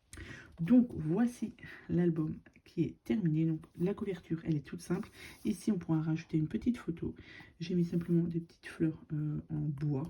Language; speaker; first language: French; native; French